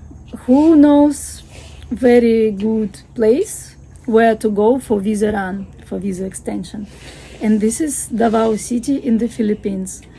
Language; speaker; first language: English; non-native, fluent; Russian